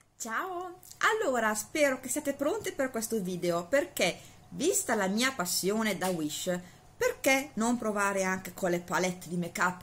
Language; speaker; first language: Italian; native; Italian